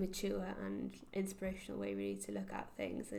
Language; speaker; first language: English; native; English